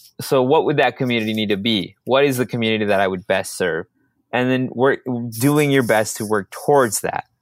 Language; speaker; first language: English; early bilingual, other home language; Spanish